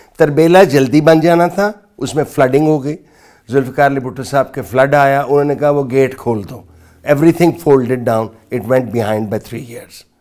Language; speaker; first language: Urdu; non-native, local second language; Punjabi